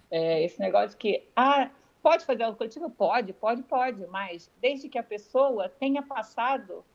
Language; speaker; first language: Portuguese; native; Portuguese